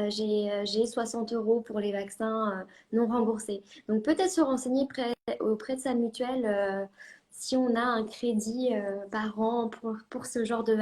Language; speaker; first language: French; native; French